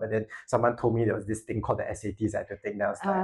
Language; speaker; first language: English; native; English